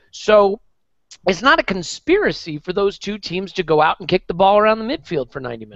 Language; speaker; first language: English; native; English